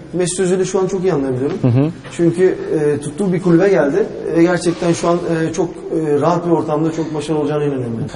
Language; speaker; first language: Turkish; early bilingual, heritage; Turkish